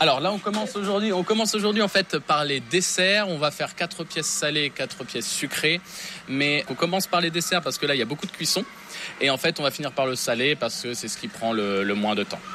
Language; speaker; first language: French; native; French